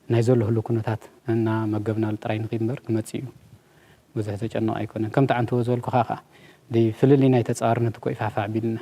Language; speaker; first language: Tigrinya; native; Tigrinya